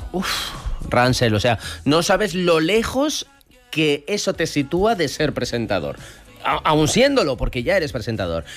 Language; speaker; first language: Spanish; native; Spanish